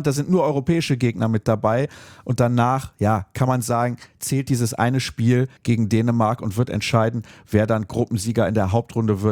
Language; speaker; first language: German; native; German